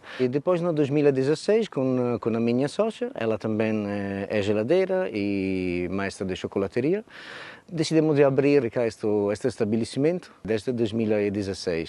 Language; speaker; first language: Portuguese; non-native, fluent; Italian